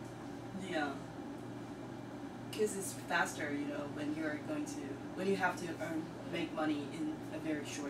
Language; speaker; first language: English; non-native, learner; Chinese